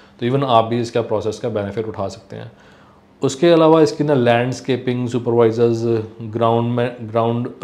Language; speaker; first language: Hindi; non-native, local second language; Punjabi